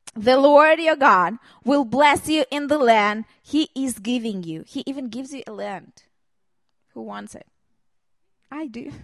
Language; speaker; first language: English; non-native, learner; Hebrew